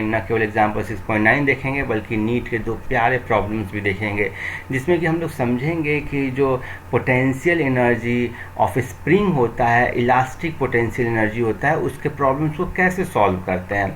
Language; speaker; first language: Hindi; native; Hindi